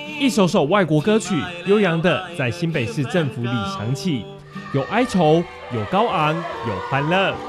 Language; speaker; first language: Chinese; native; Chinese